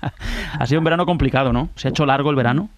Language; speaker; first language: Spanish; native; Spanish